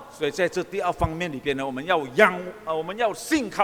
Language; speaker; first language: Chinese; early bilingual, heritage; Chinese